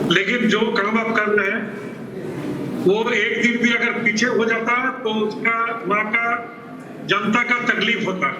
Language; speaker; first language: Hindi; non-native, local second language; Nepali